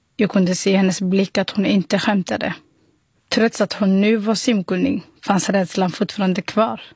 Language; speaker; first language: Swedish; non-native, fluent; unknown